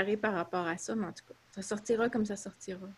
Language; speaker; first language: French; native; French